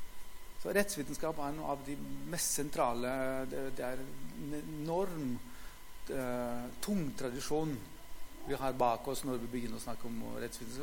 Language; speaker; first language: Norwegian; non-native, fluent; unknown